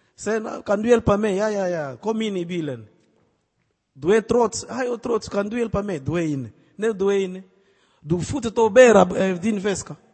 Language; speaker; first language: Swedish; non-native, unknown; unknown